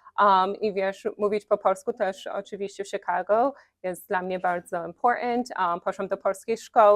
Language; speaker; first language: Polish; early bilingual, heritage; Polish